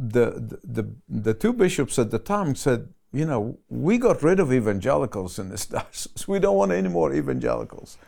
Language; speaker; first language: English; non-native, fluent; Arabic